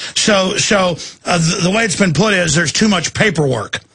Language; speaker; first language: English; native; English